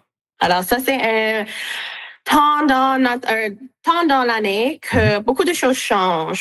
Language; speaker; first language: French; non-native, local second language; English